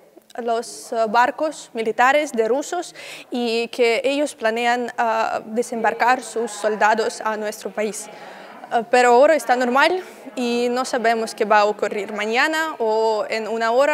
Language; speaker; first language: Spanish; non-native, learner; Russian